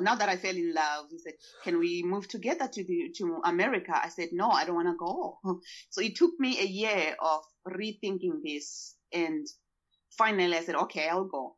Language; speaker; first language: English; non-native, local second language; Shona